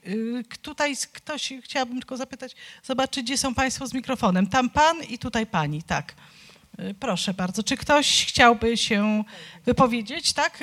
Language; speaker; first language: Polish; native; Polish